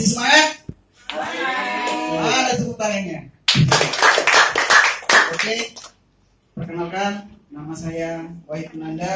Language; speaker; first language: Indonesian; native; Indonesian